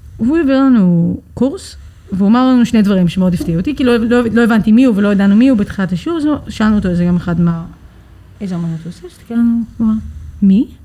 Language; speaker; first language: Hebrew; early bilingual, other home language; English